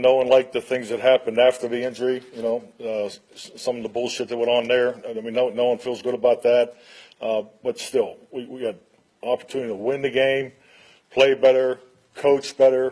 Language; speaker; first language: English; native; English